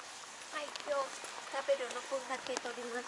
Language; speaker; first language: Japanese; non-native, learner; Vietnamese